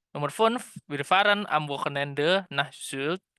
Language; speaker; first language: German; non-native, fluent; Indonesian